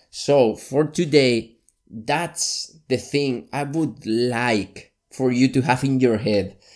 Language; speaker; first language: English; non-native, fluent; Spanish